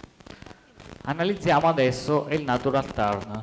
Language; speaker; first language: Italian; native; Italian